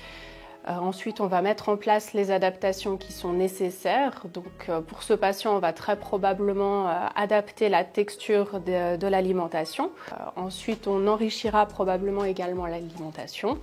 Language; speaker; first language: French; native; French